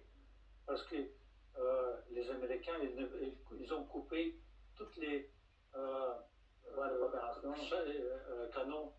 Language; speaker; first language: French; non-native, fluent; Russian